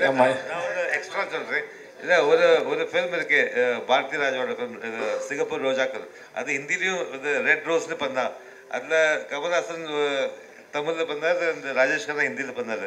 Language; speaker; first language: Tamil; early bilingual, heritage; Tamil